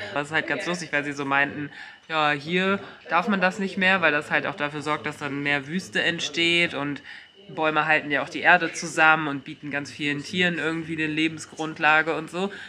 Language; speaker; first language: German; native; German